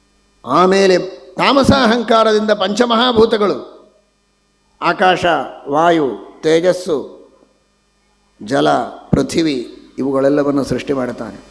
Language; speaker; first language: Kannada; native; Kannada